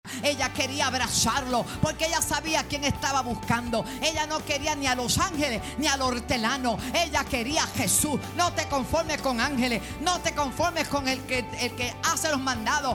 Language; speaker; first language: Spanish; native; Spanish